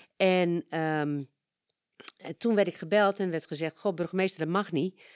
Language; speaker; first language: Dutch; native; Dutch